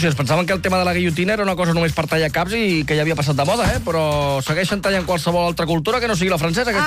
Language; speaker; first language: Catalan; native; Catalan